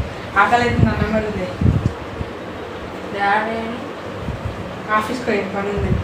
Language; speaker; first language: Telugu; native; Telugu